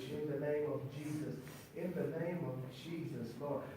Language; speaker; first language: English; native; English